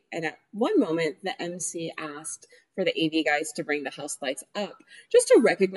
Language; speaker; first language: English; early bilingual, other home language; Spanish